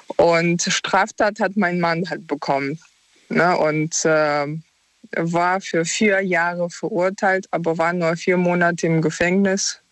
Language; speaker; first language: German; early bilingual, other home language; Ukrainian